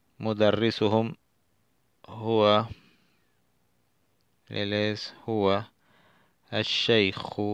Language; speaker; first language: Arabic; non-native, learner; Spanish